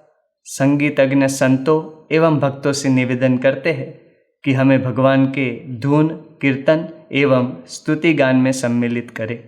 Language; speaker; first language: Hindi; native; Hindi